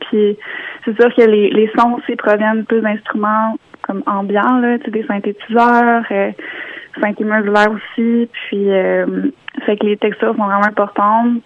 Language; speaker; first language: French; native; French